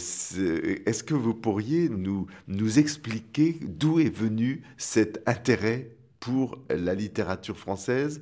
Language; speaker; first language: French; native; French